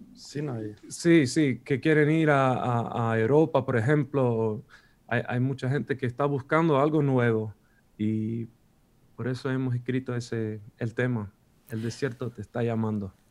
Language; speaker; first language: Spanish; non-native, fluent; Swedish